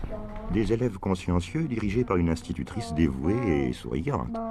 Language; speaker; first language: French; native; French